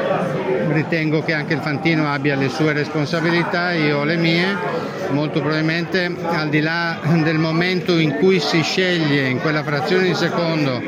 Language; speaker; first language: Italian; native; Italian